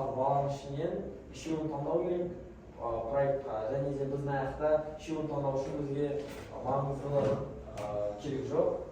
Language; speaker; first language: English; non-native, learner; Kazakh